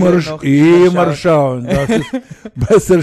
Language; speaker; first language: German; non-native, learner; Russian